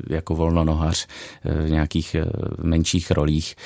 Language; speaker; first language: Czech; native; Czech